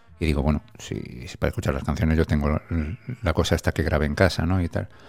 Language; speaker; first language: Spanish; native; Spanish